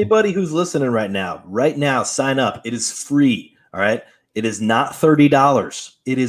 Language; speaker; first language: English; native; English